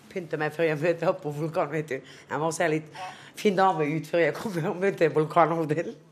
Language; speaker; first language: Norwegian; non-native, local second language; Romany